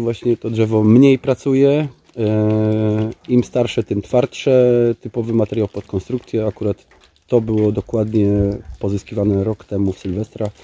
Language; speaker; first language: Polish; native; Polish